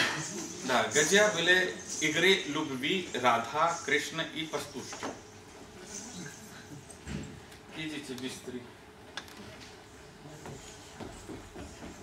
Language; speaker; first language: Russian; non-native, learner; Hindi